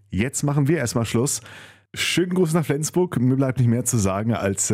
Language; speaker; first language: German; native; German